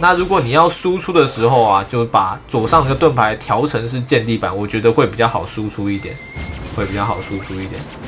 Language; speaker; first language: Chinese; native; Chinese